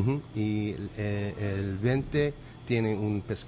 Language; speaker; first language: Spanish; non-native, learner; English